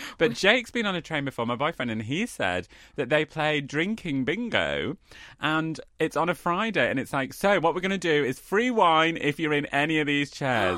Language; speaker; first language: English; native; English